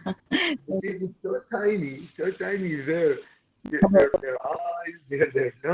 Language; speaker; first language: English; non-native, learner; Arabic